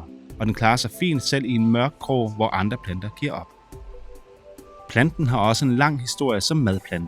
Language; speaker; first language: Danish; native; Danish